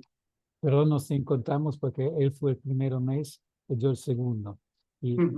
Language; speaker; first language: Spanish; non-native, fluent; Italian